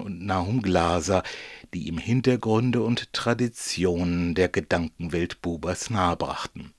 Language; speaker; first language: German; native; German